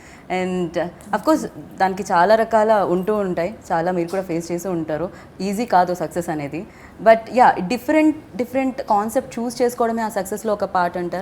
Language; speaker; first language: Telugu; native; Telugu